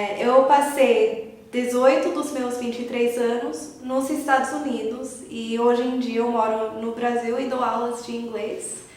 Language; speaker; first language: Portuguese; early bilingual, other home language; English